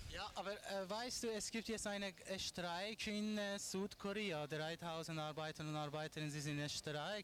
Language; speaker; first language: German; non-native, learner; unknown